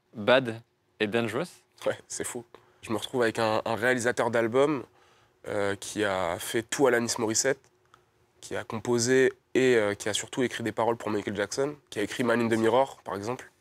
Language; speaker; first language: French; native; French